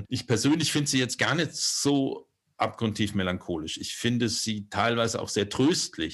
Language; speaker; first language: German; native; German